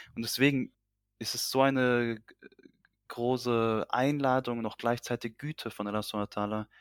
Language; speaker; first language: German; early bilingual, heritage; Urdu